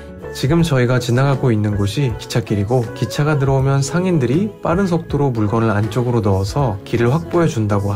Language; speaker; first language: Korean; native; Korean